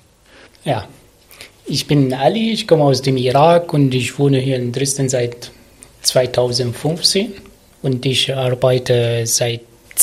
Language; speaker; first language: German; non-native, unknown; Arabic